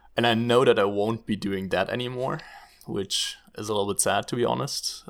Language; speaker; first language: English; non-native, fluent; German